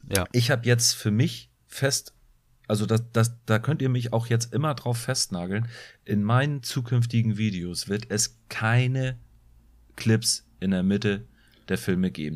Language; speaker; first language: German; native; German